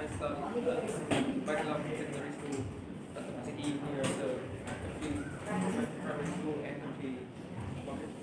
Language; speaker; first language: English; non-native, learner; Vietnamese